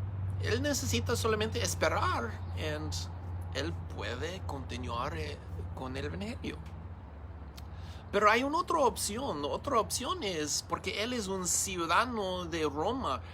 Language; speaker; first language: Spanish; non-native, learner; English